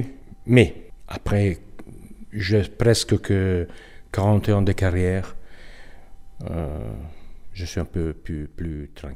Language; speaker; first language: French; non-native, learner; Italian